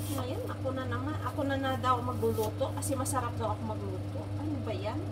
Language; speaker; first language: Filipino; native; Filipino